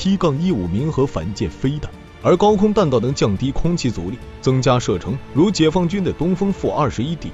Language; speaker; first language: Chinese; native; Chinese